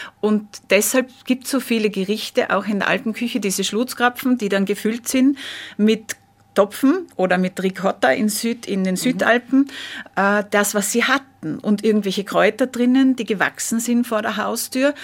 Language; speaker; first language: German; native; German